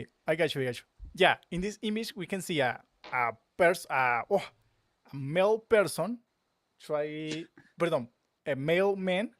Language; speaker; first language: English; non-native, learner; Spanish